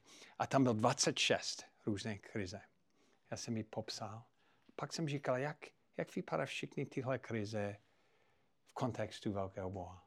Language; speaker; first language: Czech; non-native, fluent; English